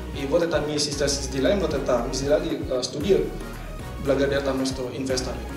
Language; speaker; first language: Russian; non-native, learner; Indonesian